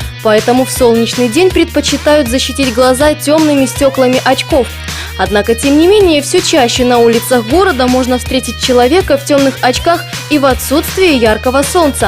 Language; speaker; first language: Russian; native; Russian